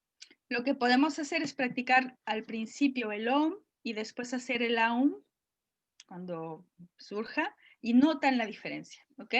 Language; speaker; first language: Spanish; native; Spanish